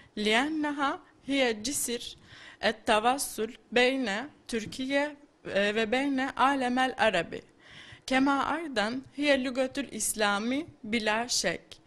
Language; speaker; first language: Arabic; non-native, learner; Turkish